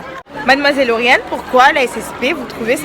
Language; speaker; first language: French; native; French